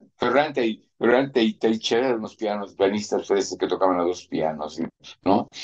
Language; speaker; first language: Spanish; native; Spanish